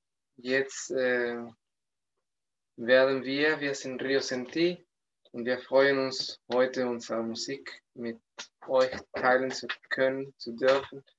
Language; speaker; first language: German; non-native, fluent; Spanish